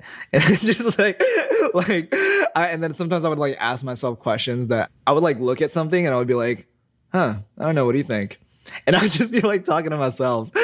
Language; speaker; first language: English; non-native, fluent; Indonesian